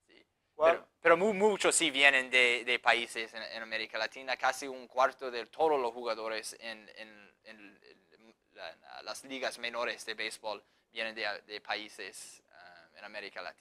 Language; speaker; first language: Spanish; non-native, fluent; English